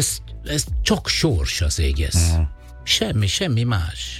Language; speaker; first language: Hungarian; non-native, learner; Italian